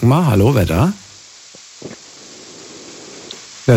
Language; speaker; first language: German; native; German